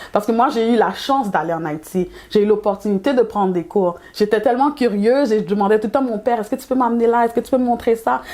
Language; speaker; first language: French; early bilingual, other home language; Haitian Creole